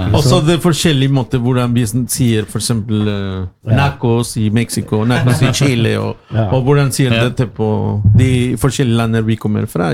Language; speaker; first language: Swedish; non-native, learner; Spanish